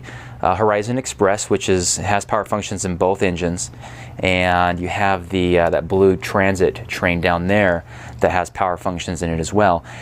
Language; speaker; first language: English; native; English